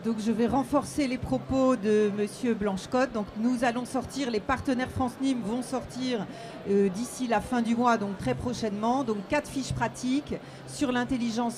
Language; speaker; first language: French; native; French